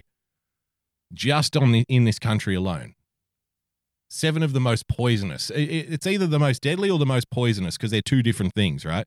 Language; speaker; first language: English; native; English